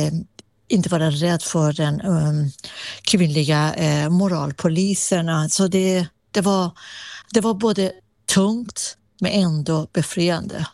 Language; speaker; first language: Swedish; non-native, fluent; Persian